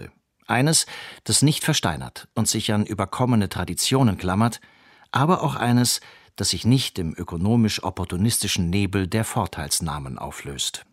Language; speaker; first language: German; native; German